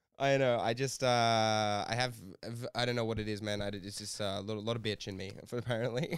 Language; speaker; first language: English; native; English